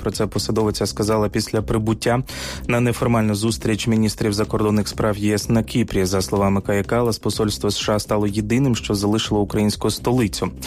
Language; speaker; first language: Ukrainian; native; Ukrainian